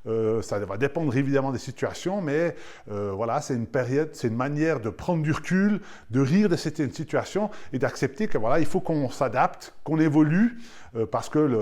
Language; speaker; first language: French; native; French